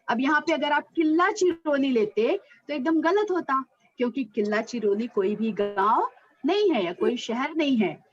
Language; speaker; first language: Hindi; non-native, local second language; Marathi